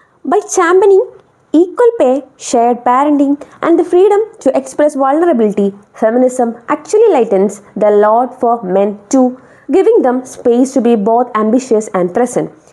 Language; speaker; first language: English; non-native, local second language; Malayalam